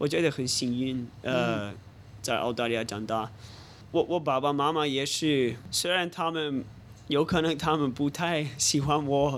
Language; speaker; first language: Chinese; non-native, fluent; English